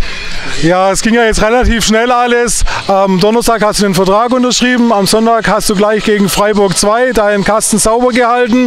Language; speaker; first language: German; native; German